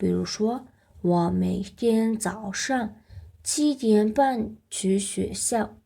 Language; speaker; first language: Chinese; non-native, fluent; Mongolian